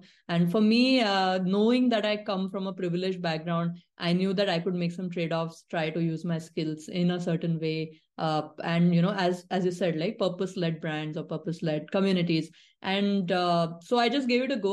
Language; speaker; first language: English; non-native, local second language; Marathi